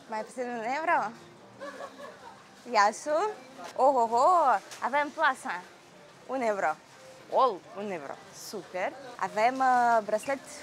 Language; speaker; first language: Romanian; non-native, learner; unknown